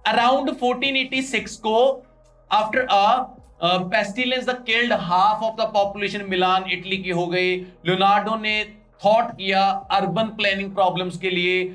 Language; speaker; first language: Hindi; non-native, local second language; Punjabi